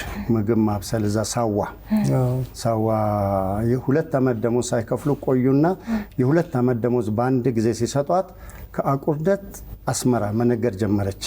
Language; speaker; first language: Amharic; native; Amharic